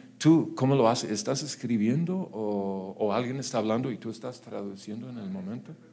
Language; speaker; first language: Spanish; non-native, fluent; English